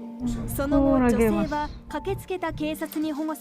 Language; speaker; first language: Japanese; native; Japanese